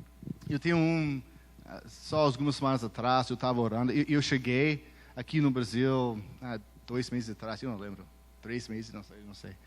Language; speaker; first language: Portuguese; early bilingual, heritage; Portuguese